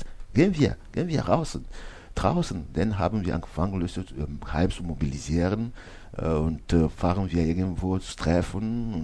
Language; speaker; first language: German; non-native, learner; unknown